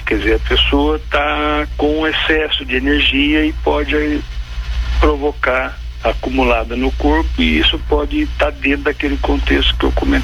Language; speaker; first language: Portuguese; native; Portuguese